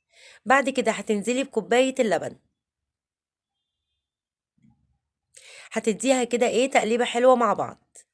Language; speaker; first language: Arabic; native; Arabic